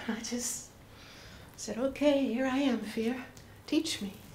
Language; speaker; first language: English; native; English